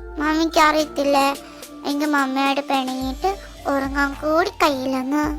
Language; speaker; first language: Malayalam; early bilingual, heritage; Malayalam